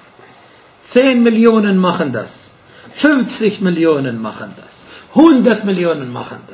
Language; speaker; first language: German; non-native, fluent; Arabic